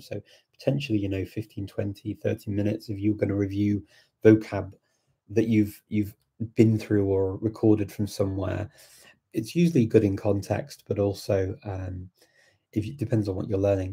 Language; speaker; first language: English; native; English